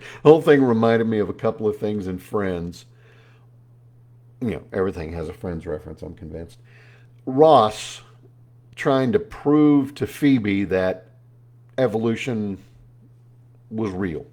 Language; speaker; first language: English; native; English